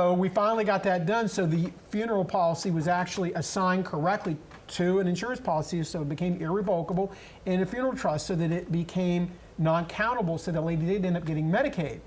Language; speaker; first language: English; native; English